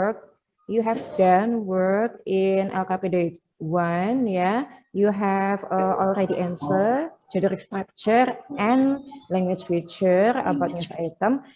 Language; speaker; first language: English; non-native, fluent; Indonesian